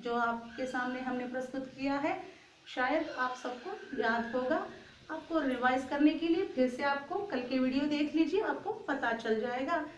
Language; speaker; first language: Hindi; non-native, local second language; Kannada